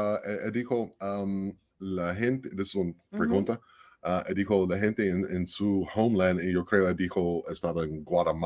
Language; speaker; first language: Spanish; non-native, learner; English